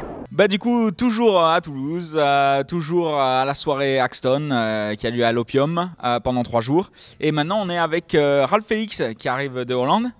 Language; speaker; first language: French; native; French